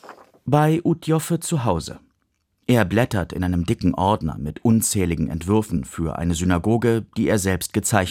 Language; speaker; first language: German; native; German